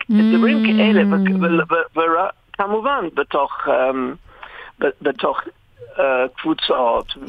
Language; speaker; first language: Hebrew; non-native, fluent; English